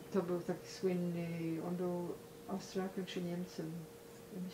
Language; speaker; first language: Polish; early bilingual, heritage; Polish